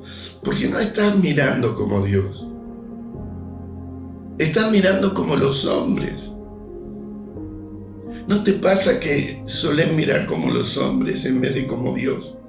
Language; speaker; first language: Spanish; native; Spanish